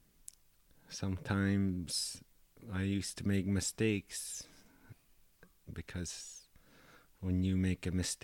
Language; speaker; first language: English; native; English